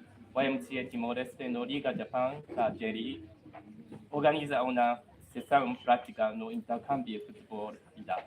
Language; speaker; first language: Portuguese; non-native, local second language; Tetum